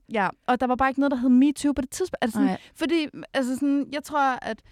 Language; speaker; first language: Danish; native; Danish